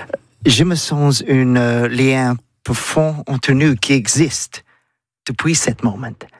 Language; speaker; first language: French; non-native, learner; English